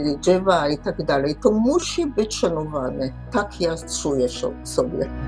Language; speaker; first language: Polish; early bilingual, heritage; Polish